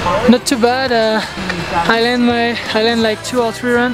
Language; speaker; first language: English; non-native, fluent; French